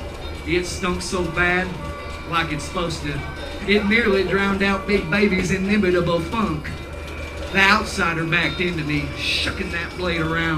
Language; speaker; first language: English; native; English